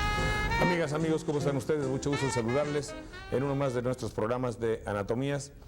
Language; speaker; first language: Spanish; native; Spanish